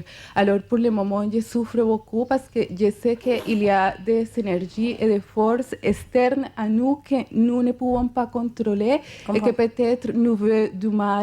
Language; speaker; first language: French; non-native, fluent; Spanish